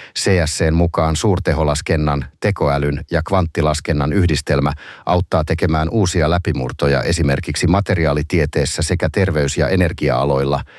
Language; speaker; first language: Finnish; native; Finnish